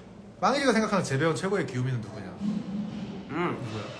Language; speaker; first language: Korean; native; Korean